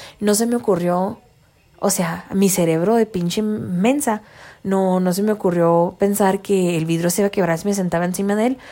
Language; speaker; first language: Spanish; early bilingual, heritage; Spanish